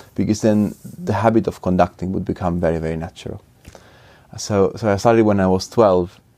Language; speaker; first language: English; non-native, fluent; Finnish